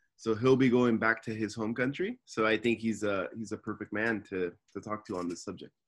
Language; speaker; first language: English; native; English